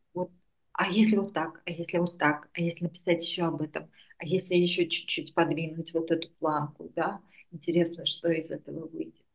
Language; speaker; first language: Russian; non-native, local second language; Armenian